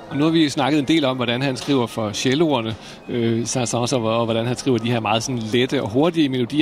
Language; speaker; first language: Danish; native; Danish